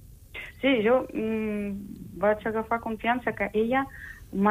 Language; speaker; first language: Catalan; non-native, fluent; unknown